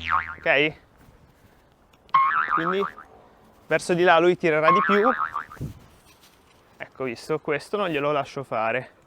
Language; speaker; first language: Italian; native; Italian